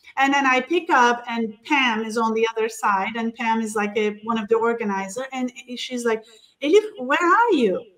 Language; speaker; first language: English; non-native, fluent; Turkish